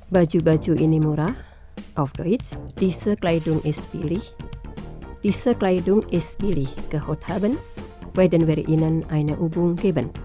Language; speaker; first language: German; non-native, learner; Indonesian